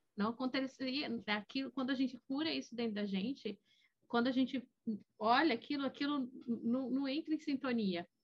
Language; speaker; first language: Portuguese; native; Portuguese